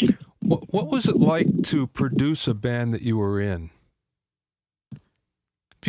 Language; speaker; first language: English; native; English